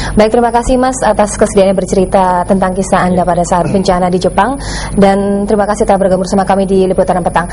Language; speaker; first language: Indonesian; native; Indonesian